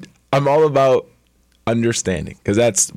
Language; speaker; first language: English; native; English